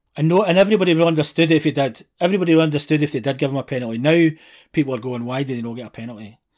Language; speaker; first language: English; native; English